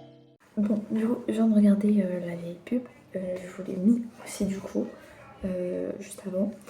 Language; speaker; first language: French; native; French